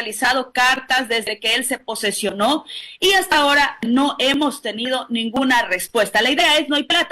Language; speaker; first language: Spanish; native; Spanish